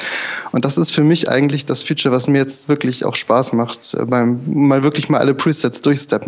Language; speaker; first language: German; native; German